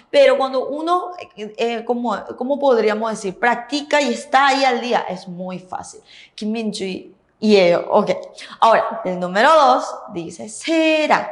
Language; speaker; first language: Spanish; native; Spanish